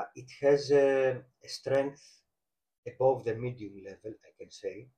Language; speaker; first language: English; non-native, fluent; Greek